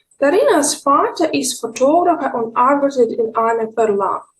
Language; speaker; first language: German; non-native, fluent; Ukrainian